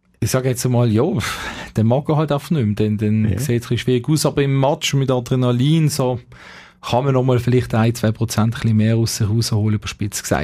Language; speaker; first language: German; native; German